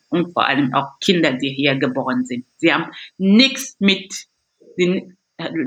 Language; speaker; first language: German; non-native, fluent; French